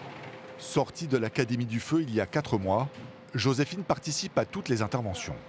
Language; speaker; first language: French; native; French